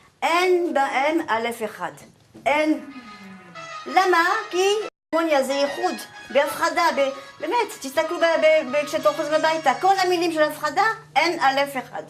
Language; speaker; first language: Hebrew; non-native, fluent; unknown